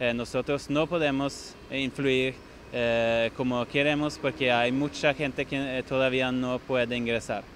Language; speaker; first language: Spanish; non-native, fluent; Norwegian